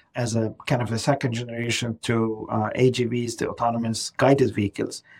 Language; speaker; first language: English; non-native, fluent; Arabic